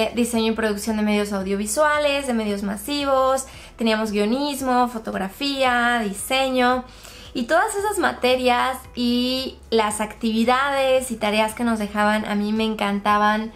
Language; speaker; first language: Spanish; native; Spanish